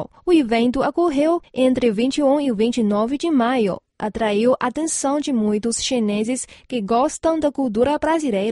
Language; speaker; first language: Portuguese; non-native, fluent; Chinese